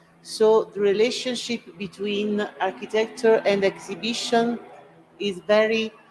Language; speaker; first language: English; non-native, learner; Italian